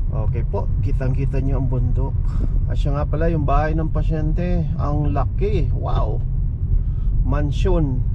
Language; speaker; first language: Filipino; native; Filipino